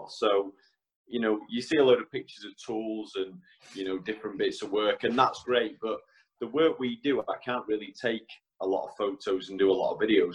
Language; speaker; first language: English; native; English